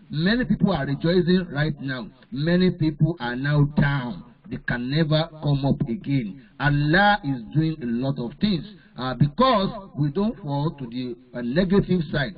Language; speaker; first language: English; non-native, local second language; Yoruba